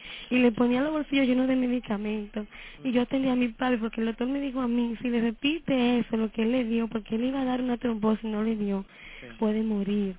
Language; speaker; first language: Spanish; native; Spanish